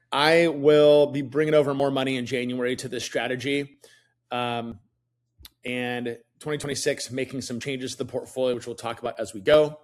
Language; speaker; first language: English; native; English